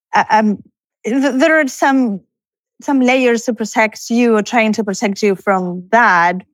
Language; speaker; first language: English; non-native, fluent; Spanish